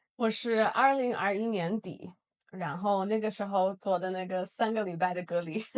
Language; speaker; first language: Chinese; non-native, fluent; English